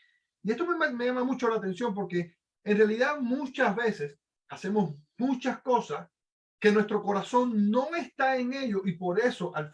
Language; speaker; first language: Spanish; native; Spanish